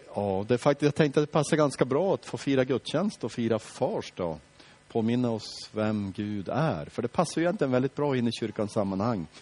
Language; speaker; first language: Swedish; native; Swedish